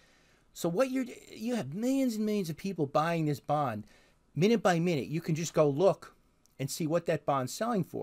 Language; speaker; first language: English; native; English